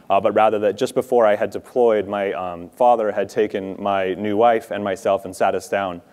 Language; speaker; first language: English; native; English